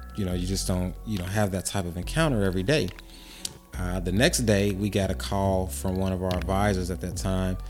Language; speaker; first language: English; native; English